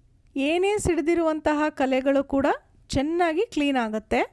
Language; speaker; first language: Kannada; native; Kannada